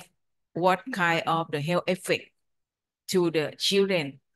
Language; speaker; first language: English; non-native, fluent; Thai